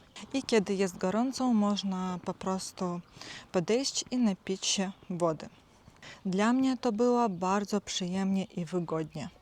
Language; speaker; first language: Polish; non-native, fluent; Ukrainian